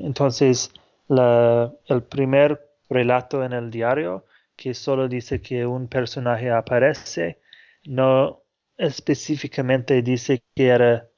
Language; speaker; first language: Spanish; non-native, fluent; English